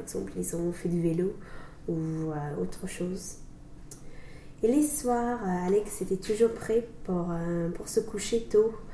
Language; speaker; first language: French; non-native, learner; English